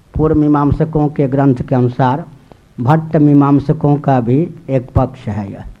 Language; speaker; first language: Hindi; native; Hindi